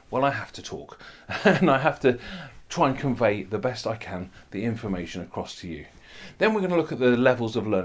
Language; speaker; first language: English; native; English